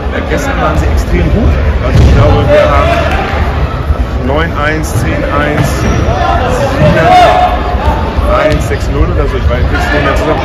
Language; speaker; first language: German; native; German